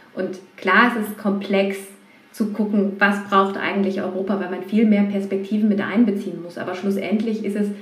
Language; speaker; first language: German; native; German